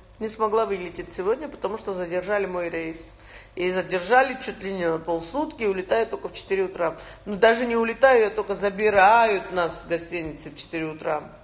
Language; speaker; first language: Russian; non-native, local second language; Georgian